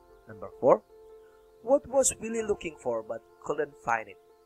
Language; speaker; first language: English; non-native, fluent; Indonesian